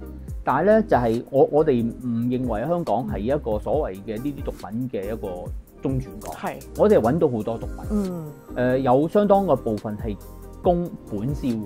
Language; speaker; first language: Cantonese; native; Cantonese